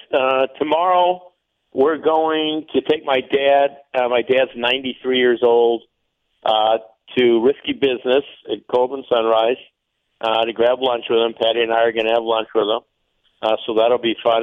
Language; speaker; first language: English; native; English